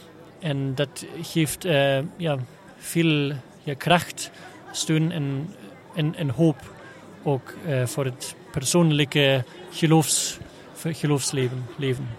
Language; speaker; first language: Dutch; non-native, learner; German